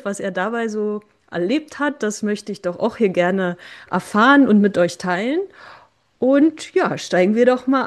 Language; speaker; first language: German; native; German